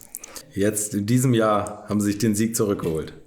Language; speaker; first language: German; native; German